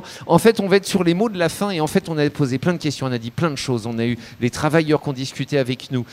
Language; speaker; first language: French; native; French